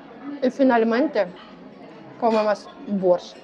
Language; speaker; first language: Spanish; non-native, learner; Ukrainian